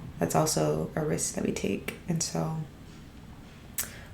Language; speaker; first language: English; native; English